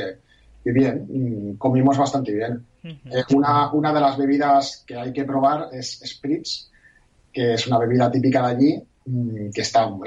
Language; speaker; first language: Spanish; native; Spanish